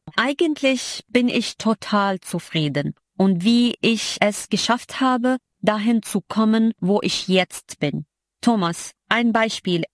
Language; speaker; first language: German; non-native, fluent; Arabic